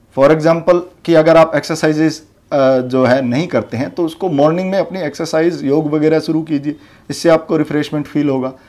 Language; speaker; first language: Hindi; native; Hindi